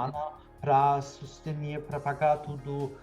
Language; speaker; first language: Portuguese; non-native, fluent; German